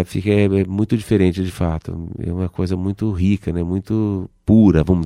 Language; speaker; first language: Portuguese; native; Portuguese